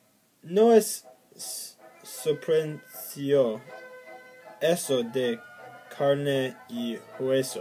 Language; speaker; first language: Spanish; non-native, learner; English